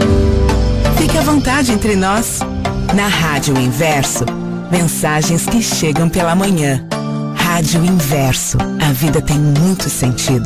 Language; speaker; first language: Portuguese; native; Portuguese